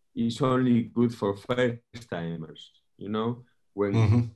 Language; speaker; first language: English; non-native, fluent; Spanish